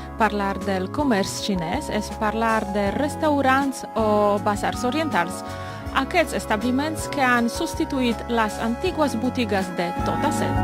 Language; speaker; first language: Catalan; non-native, fluent; Polish